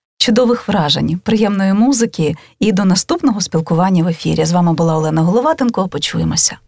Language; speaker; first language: Ukrainian; native; Ukrainian